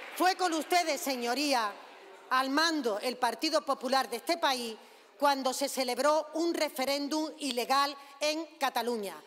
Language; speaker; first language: Spanish; native; Spanish